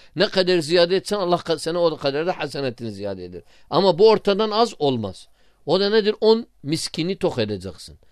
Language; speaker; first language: Turkish; non-native, fluent; Arabic